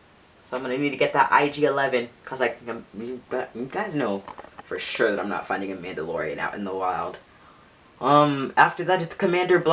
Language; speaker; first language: English; native; English